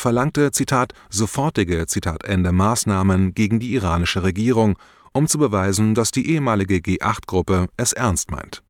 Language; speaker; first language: German; native; German